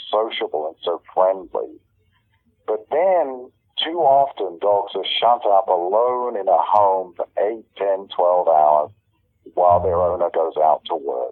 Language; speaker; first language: English; native; English